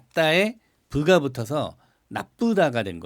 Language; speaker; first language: Korean; native; Korean